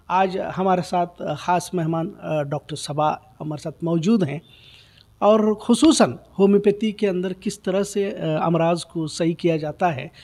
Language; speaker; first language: Hindi; non-native, local second language; Urdu